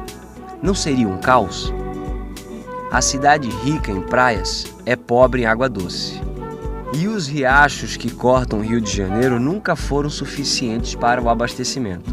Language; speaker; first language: Portuguese; native; Portuguese